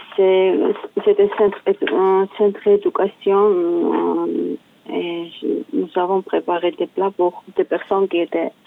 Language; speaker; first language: French; non-native, learner; Georgian